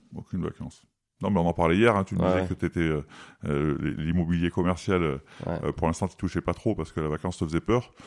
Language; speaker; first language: French; native; French